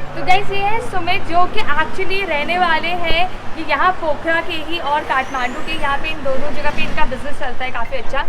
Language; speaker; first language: Hindi; native; Hindi